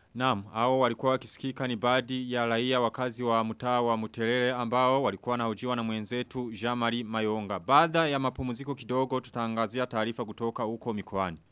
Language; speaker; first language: Swahili; non-native, local second language; Rundi